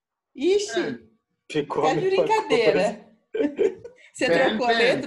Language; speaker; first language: Portuguese; native; Portuguese